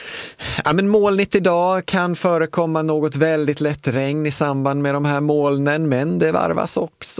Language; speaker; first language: Swedish; native; Swedish